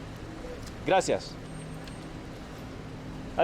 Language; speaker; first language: Spanish; non-native, learner; English